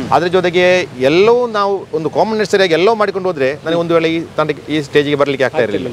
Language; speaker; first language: Kannada; non-native, local second language; Malayalam